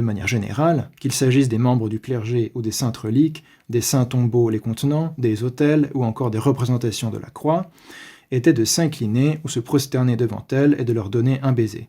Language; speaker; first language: French; native; French